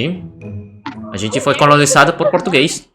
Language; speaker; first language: Portuguese; non-native, fluent; Indonesian